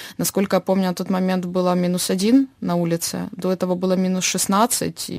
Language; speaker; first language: Russian; native; Russian